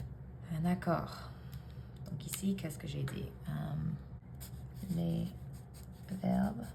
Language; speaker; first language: French; non-native, fluent; English